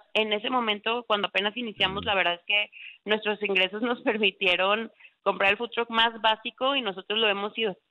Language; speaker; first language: Spanish; native; Spanish